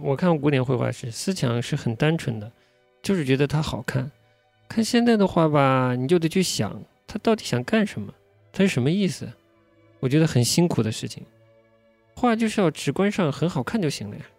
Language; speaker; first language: Chinese; native; Chinese